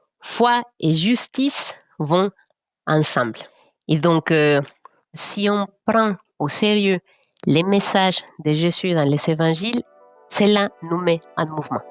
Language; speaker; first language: French; non-native, fluent; Spanish